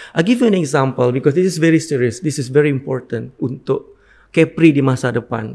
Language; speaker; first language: English; non-native, fluent; Indonesian